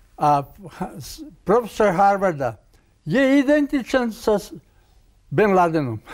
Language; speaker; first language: Croatian; native; Croatian